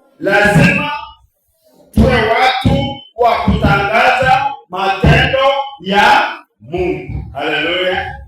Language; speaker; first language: Swahili; non-native, local second language; Gusii